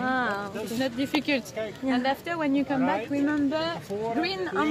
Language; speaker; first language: English; non-native, learner; French